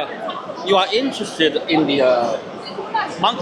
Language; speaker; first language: English; non-native, learner; Chinese